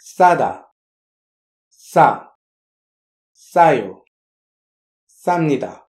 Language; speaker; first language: Korean; non-native, fluent; French